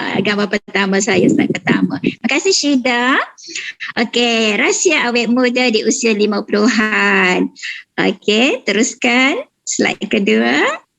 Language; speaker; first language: Malay; native; Malay